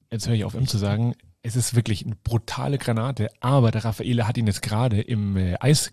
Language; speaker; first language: German; native; German